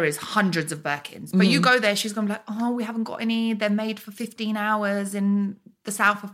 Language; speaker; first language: English; early bilingual, other home language; Bulgarian